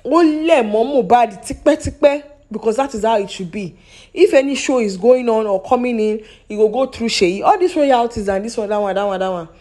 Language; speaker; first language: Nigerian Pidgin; non-native, local second language; Yoruba